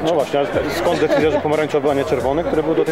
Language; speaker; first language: Polish; native; Polish